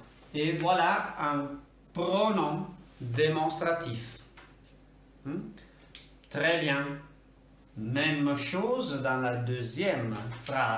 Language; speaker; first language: French; non-native, fluent; Italian